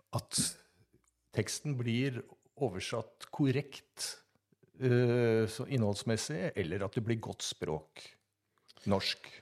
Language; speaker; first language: Norwegian; native; Norwegian